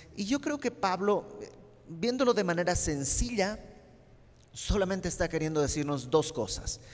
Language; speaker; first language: Spanish; native; Spanish